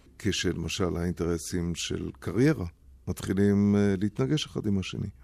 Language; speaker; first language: Hebrew; non-native, fluent; German